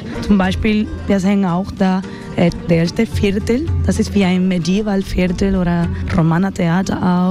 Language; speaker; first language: German; non-native, learner; Spanish